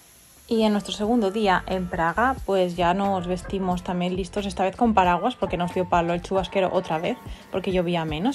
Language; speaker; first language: Spanish; native; Spanish